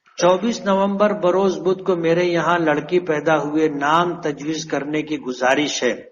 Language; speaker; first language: Urdu; native; Urdu